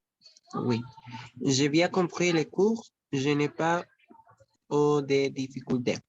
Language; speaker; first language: French; non-native, learner; Spanish